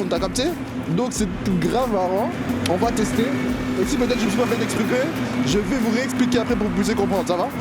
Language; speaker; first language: French; native; French